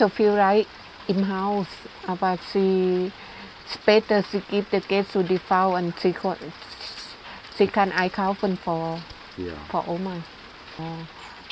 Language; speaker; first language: German; non-native, learner; Thai